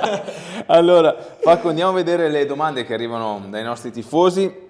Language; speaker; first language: Italian; native; Italian